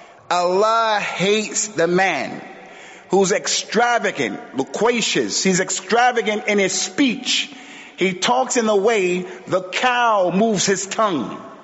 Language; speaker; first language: English; native; English